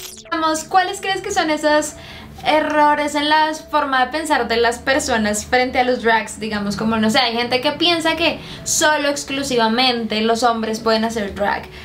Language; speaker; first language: Spanish; native; Spanish